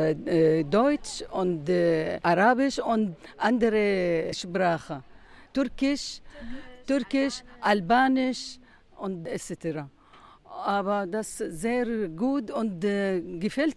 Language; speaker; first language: German; non-native, learner; Arabic